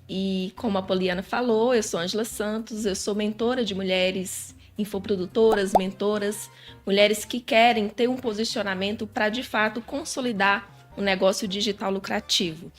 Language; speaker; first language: Portuguese; native; Portuguese